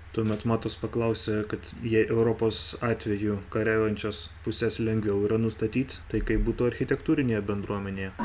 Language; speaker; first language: Lithuanian; native; Lithuanian